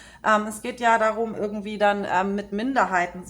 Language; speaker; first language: German; native; German